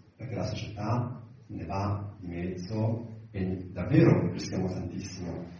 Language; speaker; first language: Italian; early bilingual, other home language; Arabic